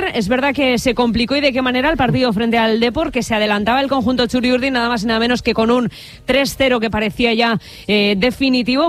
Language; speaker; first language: Spanish; native; Spanish